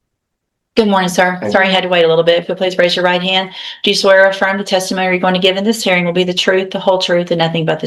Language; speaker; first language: English; native; English